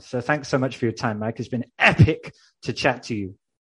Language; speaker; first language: English; native; English